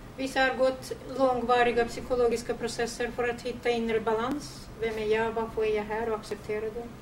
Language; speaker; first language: Swedish; non-native, fluent; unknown